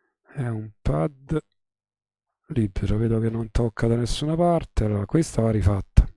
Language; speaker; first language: Italian; native; Italian